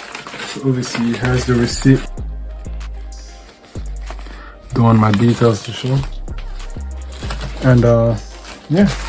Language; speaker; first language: English; native; English